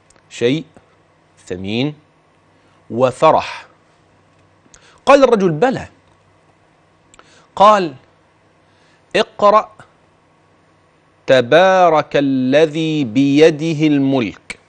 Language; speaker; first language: Arabic; native; Arabic